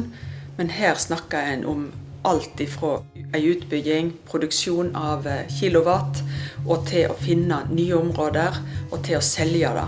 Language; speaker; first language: Norwegian; native; Norwegian